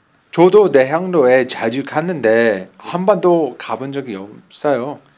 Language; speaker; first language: Korean; non-native, learner; English